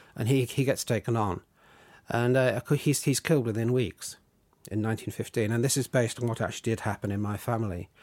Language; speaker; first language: English; native; English